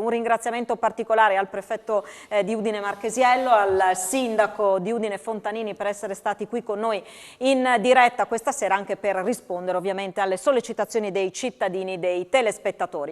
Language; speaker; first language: Italian; native; Italian